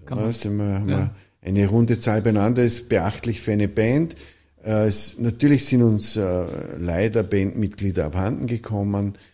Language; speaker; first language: German; native; German